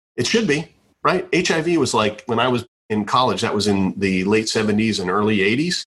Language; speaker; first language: English; native; English